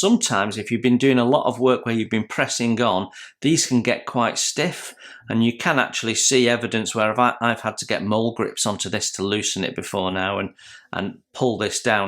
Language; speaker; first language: English; native; English